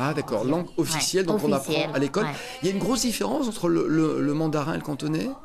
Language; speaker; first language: French; native; French